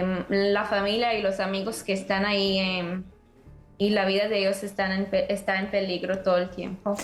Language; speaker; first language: Spanish; early bilingual, heritage; Spanish